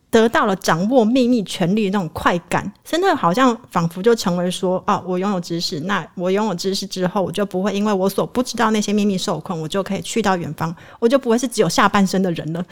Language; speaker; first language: Chinese; native; Chinese